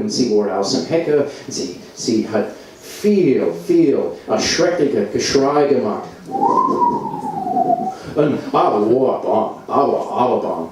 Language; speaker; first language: German; non-native, learner; English